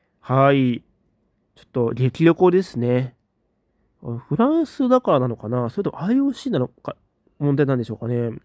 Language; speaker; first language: Japanese; native; Japanese